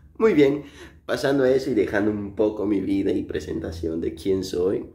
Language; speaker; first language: Spanish; native; Spanish